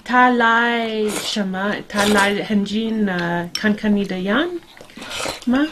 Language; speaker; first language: Chinese; non-native, learner; French